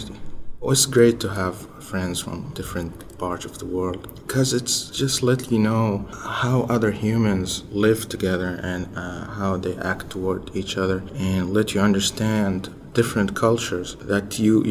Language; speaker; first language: English; non-native, fluent; Arabic